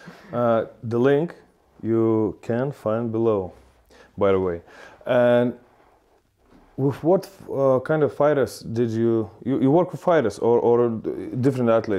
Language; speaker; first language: English; non-native, fluent; Lithuanian